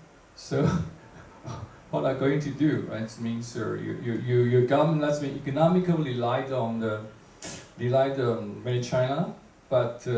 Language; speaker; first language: English; non-native, fluent; Chinese